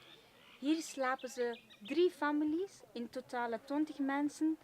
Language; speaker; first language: Dutch; non-native, fluent; Nepali